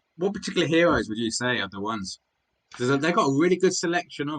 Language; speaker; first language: English; native; English